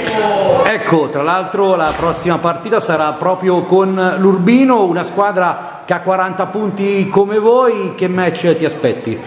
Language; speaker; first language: Italian; native; Italian